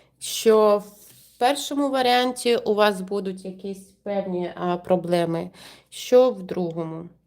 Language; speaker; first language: Ukrainian; non-native, local second language; Russian